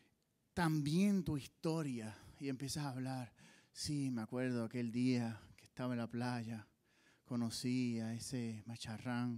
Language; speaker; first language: Spanish; native; Spanish